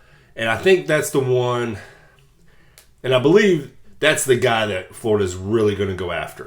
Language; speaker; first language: English; native; English